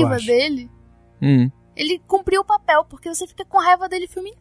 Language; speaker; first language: Portuguese; native; Portuguese